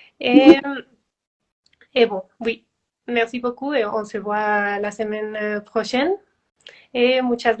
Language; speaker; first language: French; non-native, fluent; Spanish